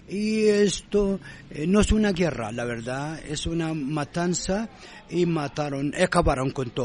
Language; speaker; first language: Spanish; non-native, fluent; Arabic